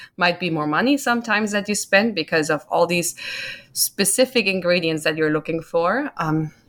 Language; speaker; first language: English; non-native, fluent; German